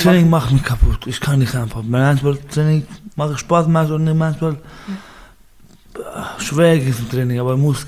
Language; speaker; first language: German; non-native, learner; Baluchi